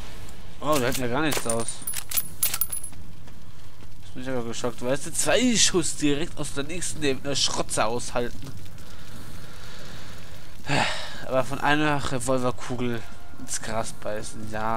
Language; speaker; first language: German; native; German